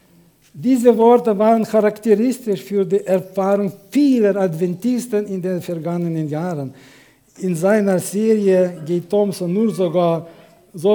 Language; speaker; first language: German; non-native, fluent; Russian